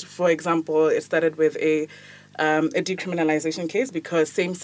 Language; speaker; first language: English; non-native, local second language; Tswana